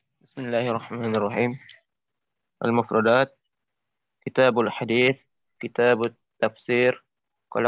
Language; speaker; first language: Arabic; non-native, learner; Indonesian